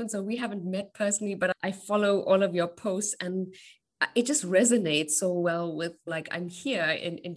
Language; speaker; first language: English; native; English